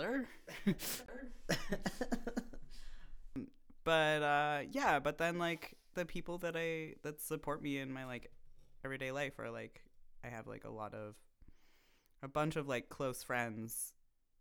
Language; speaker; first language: English; native; English